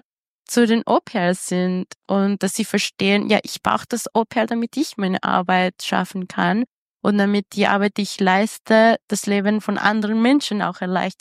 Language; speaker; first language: German; non-native, fluent; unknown